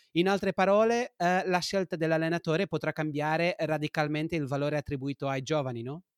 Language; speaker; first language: Italian; non-native, fluent; Portuguese